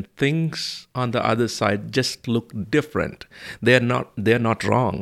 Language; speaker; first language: English; non-native, local second language; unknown